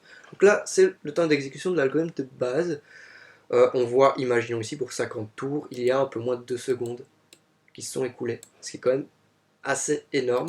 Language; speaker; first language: French; native; French